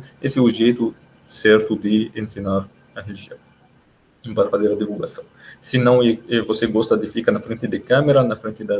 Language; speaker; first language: Portuguese; non-native, learner; Arabic